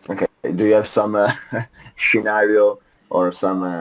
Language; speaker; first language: English; non-native, fluent; Italian